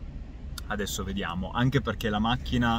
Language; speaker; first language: Italian; native; Italian